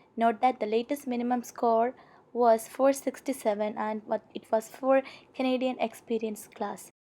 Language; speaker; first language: English; non-native, local second language; Malayalam